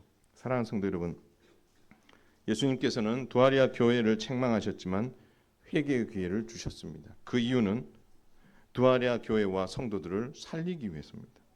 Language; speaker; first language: Korean; native; Korean